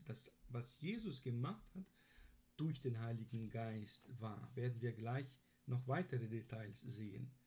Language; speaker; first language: German; non-native, fluent; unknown